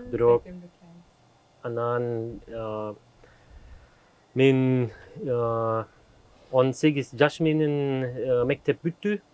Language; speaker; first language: Kyrgyz; non-native, learner; German